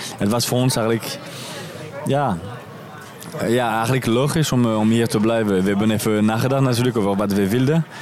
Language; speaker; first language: Dutch; non-native, fluent; French